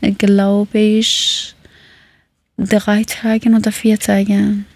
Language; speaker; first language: German; non-native, learner; Persian